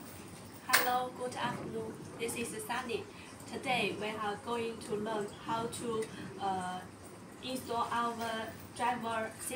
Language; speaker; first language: English; non-native, learner; Chinese